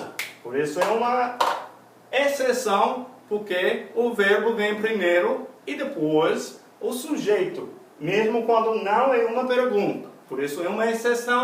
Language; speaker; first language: Portuguese; non-native, fluent; English